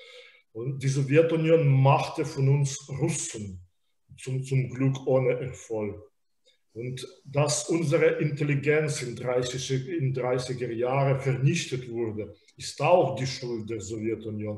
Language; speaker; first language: German; non-native, fluent; Belarusian